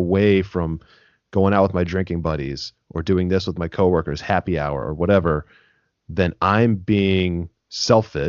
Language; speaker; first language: English; native; English